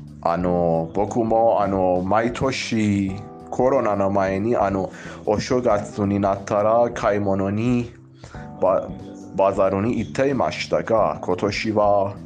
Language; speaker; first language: Japanese; non-native, fluent; Persian